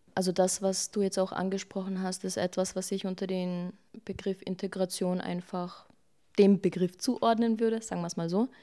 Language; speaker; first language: German; early bilingual, other home language; Bosnian